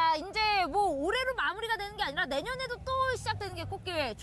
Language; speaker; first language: Korean; native; Korean